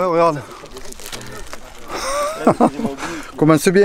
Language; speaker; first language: French; non-native, fluent; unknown